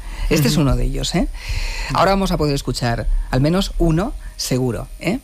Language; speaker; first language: Spanish; native; Spanish